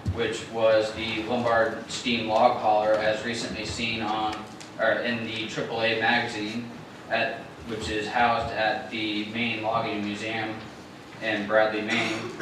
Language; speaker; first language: English; native; English